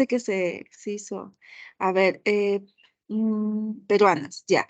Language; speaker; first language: Spanish; native; Spanish